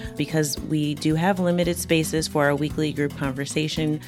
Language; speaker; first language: English; native; English